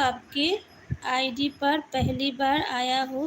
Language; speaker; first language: Hindi; non-native, local second language; Bangla